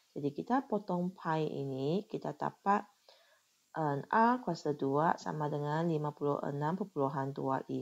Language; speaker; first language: Malay; non-native, local second language; Chinese